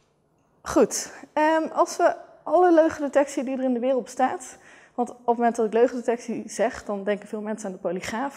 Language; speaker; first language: Dutch; native; Dutch